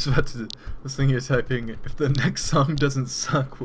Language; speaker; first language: English; native; English